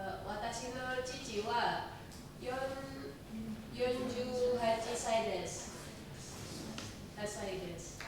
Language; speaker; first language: Japanese; non-native, learner; Indonesian